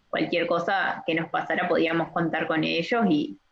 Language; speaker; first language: Spanish; native; Spanish